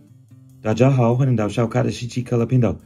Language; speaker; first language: Chinese; non-native, fluent; English